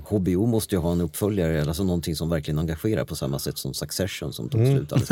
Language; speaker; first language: Swedish; native; Swedish